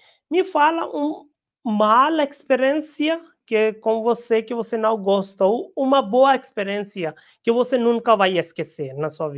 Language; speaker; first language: Portuguese; non-native, learner; Hindi